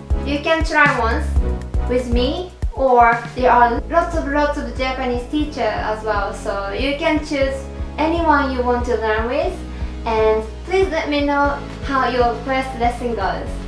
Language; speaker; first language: English; non-native, fluent; Japanese